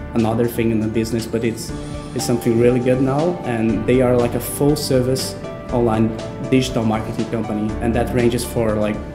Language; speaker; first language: English; non-native, fluent; Portuguese